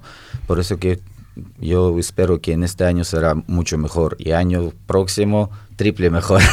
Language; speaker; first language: Spanish; non-native, fluent; Russian